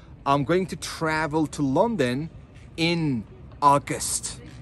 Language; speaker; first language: English; non-native, fluent; Persian